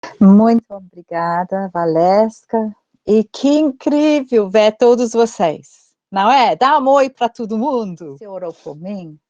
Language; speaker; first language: Portuguese; non-native, fluent; English